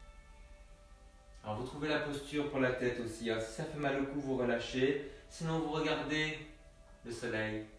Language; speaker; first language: French; native; French